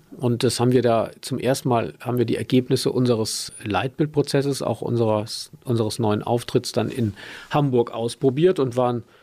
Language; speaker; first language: German; native; German